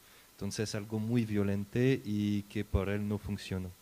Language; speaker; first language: Spanish; non-native, fluent; French